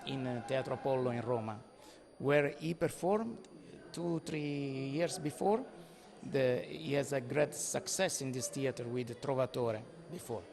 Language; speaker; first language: English; non-native, fluent; Italian